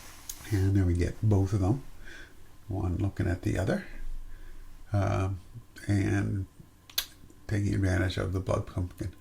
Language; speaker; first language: English; native; English